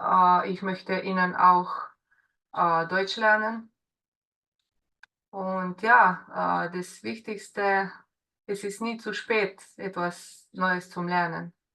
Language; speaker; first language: German; non-native, learner; Slovenian